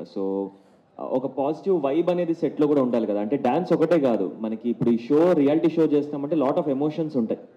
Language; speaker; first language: Telugu; native; Telugu